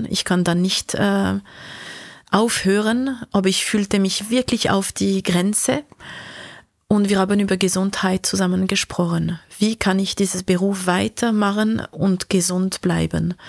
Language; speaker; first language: German; non-native, local second language; French